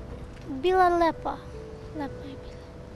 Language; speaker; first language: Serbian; non-native, learner; Persian